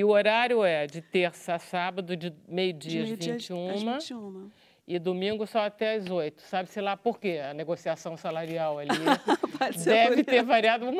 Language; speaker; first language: Portuguese; native; Portuguese